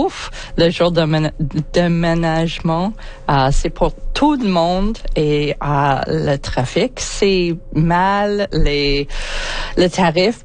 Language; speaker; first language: French; non-native, local second language; English